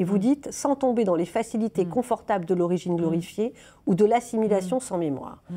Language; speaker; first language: French; native; French